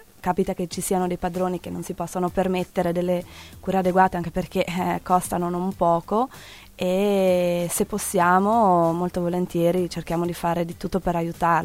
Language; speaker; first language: Italian; native; Italian